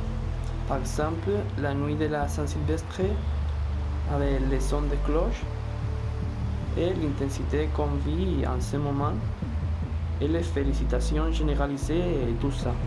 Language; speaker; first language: French; non-native, fluent; Spanish